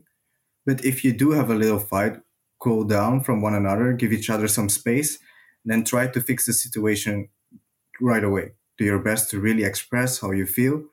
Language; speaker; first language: English; non-native, fluent; Dutch